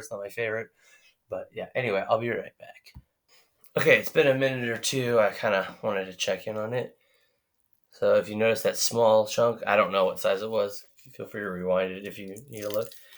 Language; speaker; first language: English; native; English